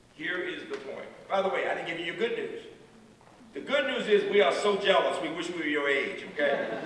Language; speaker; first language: English; native; English